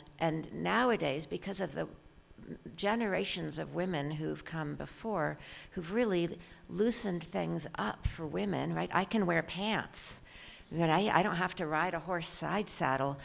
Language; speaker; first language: English; native; English